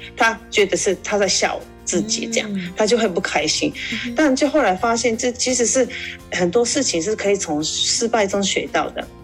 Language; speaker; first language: Chinese; non-native, fluent; Japanese